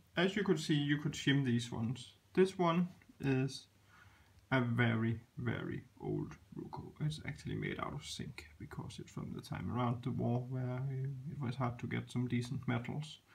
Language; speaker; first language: English; non-native, fluent; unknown